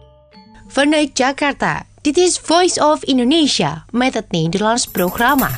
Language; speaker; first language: Dutch; non-native, learner; Indonesian